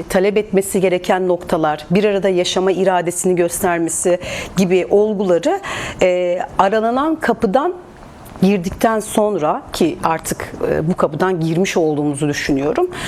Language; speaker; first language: Turkish; native; Turkish